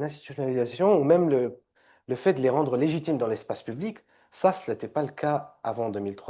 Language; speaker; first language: French; non-native, fluent; Arabic